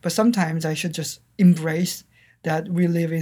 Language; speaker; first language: English; non-native, fluent; Korean